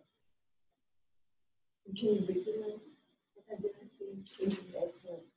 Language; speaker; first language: English; non-native, learner; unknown